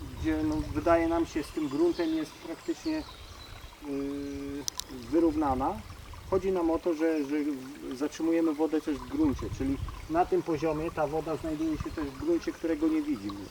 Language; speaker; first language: Polish; native; Polish